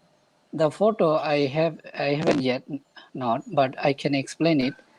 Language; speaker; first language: English; non-native, fluent; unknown